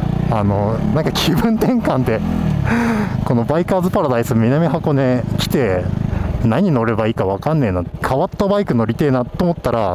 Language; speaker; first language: Japanese; native; Japanese